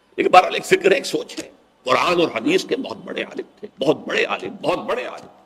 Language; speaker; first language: Urdu; native; Urdu